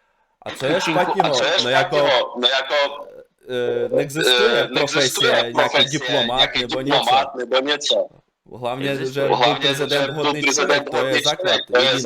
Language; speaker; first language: Czech; non-native, learner; Russian